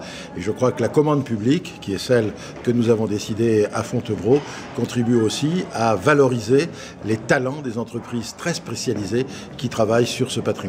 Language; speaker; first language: French; native; French